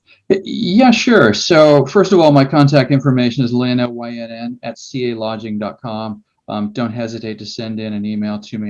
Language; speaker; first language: English; native; English